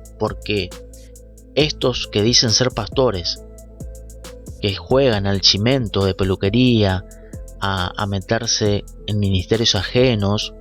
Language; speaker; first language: Spanish; native; Spanish